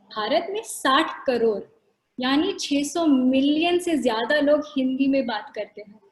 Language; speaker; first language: Hindi; non-native, local second language; Marathi